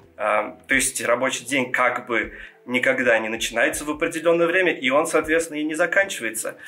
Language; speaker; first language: Russian; non-native, local second language; Georgian